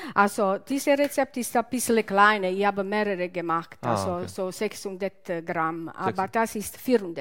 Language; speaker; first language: German; non-native, learner; Italian